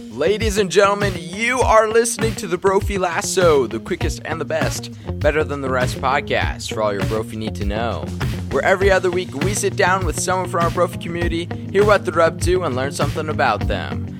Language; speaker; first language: English; native; English